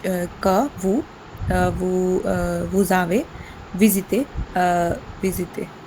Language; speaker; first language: French; non-native, learner; Hindi